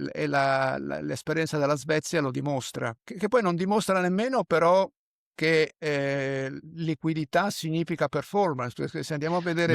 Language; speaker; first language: Italian; native; Italian